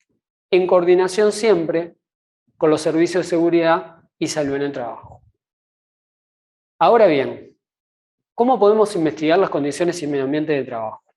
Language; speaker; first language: Spanish; native; Spanish